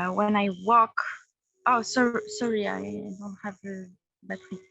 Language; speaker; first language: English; non-native, learner; French